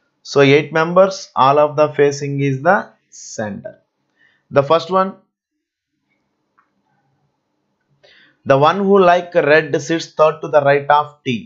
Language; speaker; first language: English; non-native, local second language; Telugu